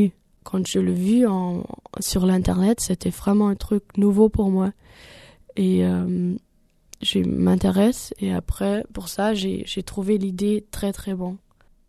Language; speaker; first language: French; non-native, learner; German